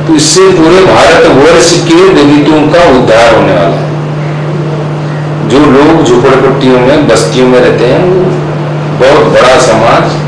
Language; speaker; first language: Hindi; non-native, local second language; Marathi